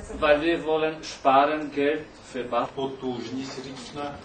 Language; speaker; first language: German; non-native, learner; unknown